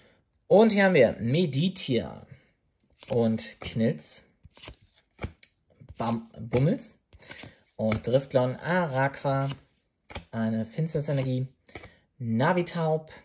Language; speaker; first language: German; native; German